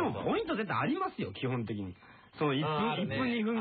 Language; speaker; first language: Japanese; native; Japanese